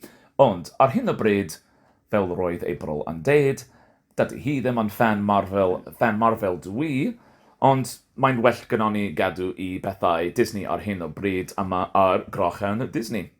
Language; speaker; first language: Welsh; non-native, fluent; English